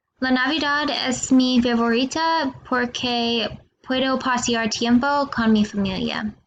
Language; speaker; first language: Spanish; non-native, learner; English